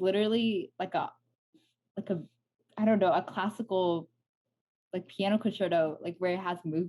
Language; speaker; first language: English; native; English